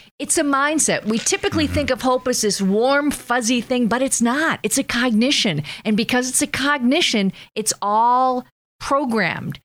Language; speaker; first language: English; native; English